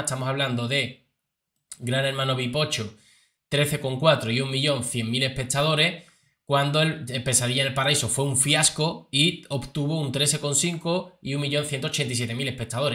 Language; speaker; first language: Spanish; native; Spanish